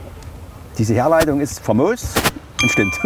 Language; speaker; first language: German; native; German